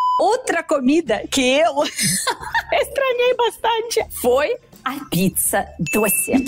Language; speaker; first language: Portuguese; non-native, fluent; Russian